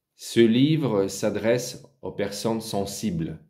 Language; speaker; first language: French; non-native, learner; Ukrainian